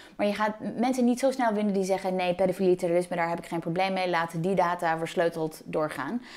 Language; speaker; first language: Dutch; non-native, fluent; English